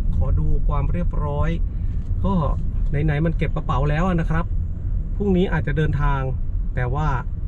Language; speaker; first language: Thai; native; Thai